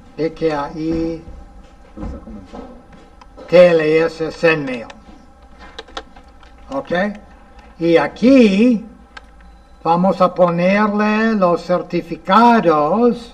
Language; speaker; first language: Spanish; non-native, fluent; English